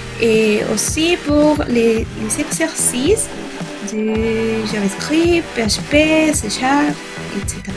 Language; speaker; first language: French; non-native, learner; Spanish